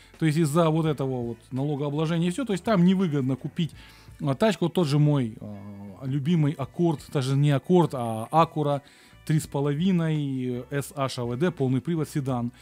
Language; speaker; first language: Russian; native; Russian